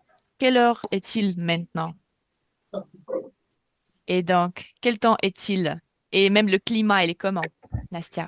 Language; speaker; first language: French; non-native, fluent; Russian